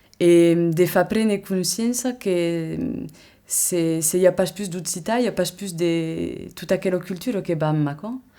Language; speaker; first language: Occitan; non-native, local second language; French